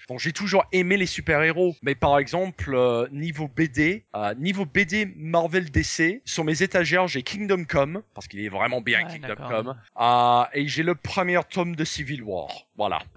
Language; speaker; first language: French; non-native, fluent; English